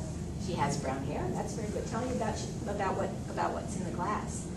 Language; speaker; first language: English; native; English